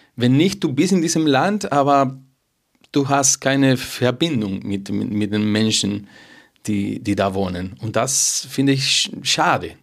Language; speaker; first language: German; non-native, fluent; Spanish